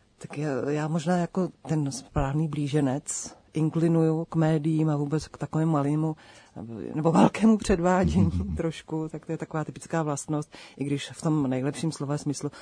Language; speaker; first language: Czech; native; Czech